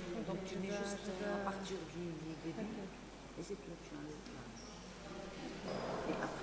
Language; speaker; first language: French; non-native, local second language; Arabic